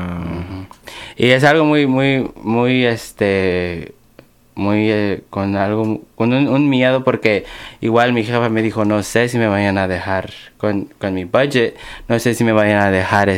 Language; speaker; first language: Spanish; early bilingual, other home language; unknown